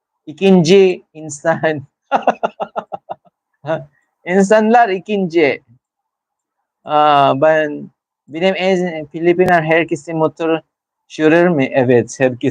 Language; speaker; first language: Turkish; non-native, learner; Filipino